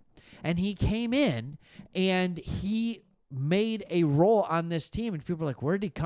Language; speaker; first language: English; native; English